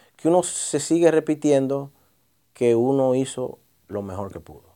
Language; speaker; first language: Spanish; early bilingual, heritage; Spanish